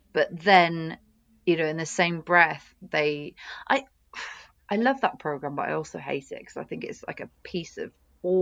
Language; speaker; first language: English; native; English